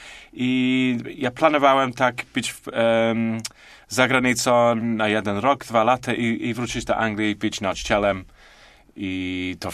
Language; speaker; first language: Polish; non-native, learner; English